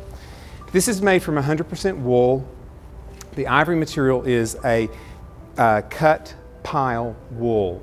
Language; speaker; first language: English; native; English